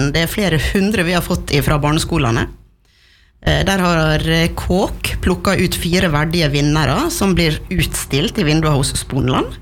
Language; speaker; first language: Norwegian; native; Norwegian